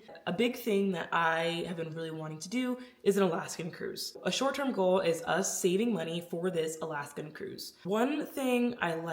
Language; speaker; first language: English; native; English